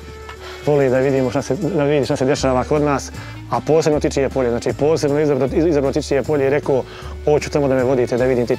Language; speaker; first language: Croatian; native; Croatian